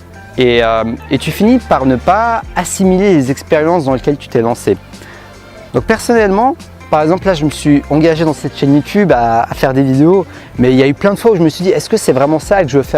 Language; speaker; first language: French; native; French